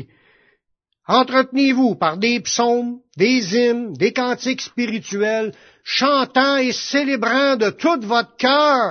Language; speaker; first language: French; native; French